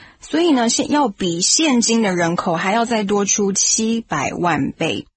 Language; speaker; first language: Chinese; native; Chinese